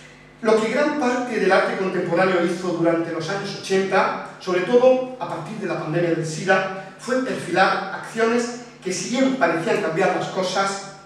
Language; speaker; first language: Spanish; native; Spanish